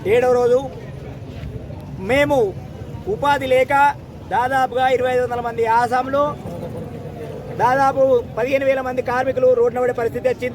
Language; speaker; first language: Telugu; native; Telugu